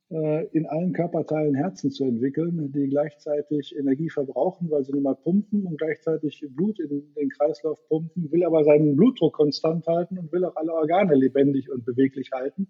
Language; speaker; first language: German; native; German